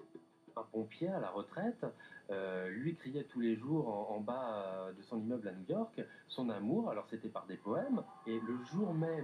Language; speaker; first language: French; native; French